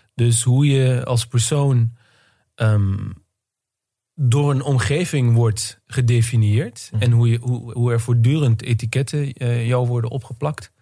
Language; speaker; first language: Dutch; early bilingual, other home language; Turkish